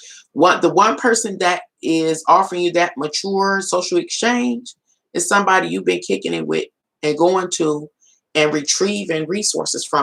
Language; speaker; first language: English; native; English